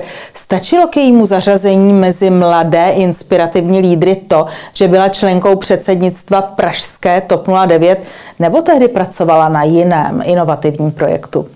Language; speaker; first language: Czech; native; Czech